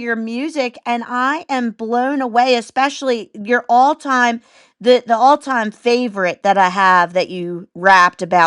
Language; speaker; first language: English; native; English